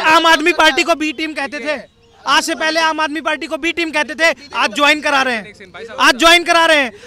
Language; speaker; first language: Hindi; native; Hindi